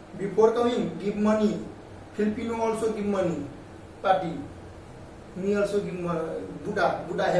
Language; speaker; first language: English; non-native, learner; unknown